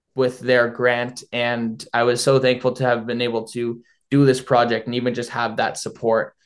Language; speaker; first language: English; native; English